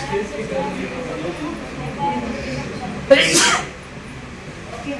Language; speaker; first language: Hindi; native; Hindi